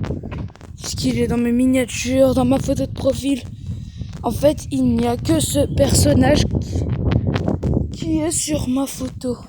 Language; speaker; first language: French; early bilingual, other home language; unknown